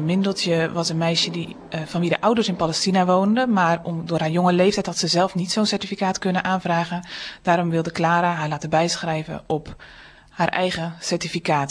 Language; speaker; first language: Dutch; native; Dutch